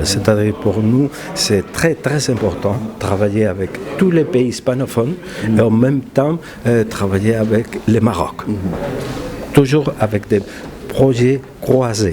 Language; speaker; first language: French; non-native, fluent; Spanish